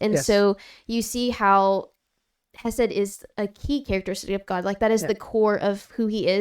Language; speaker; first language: English; native; English